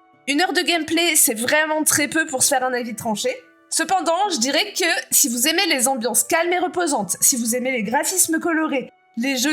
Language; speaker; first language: French; native; French